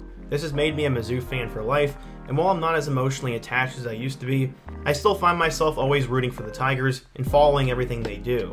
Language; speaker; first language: English; native; English